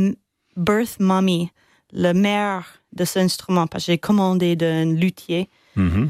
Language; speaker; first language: French; non-native, fluent; English